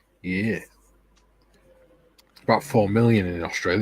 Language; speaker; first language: English; native; English